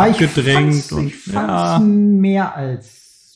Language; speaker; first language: German; native; German